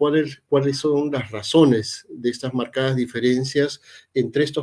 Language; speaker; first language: Spanish; native; Spanish